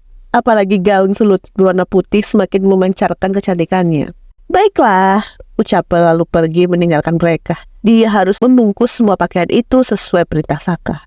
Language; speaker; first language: Indonesian; native; Indonesian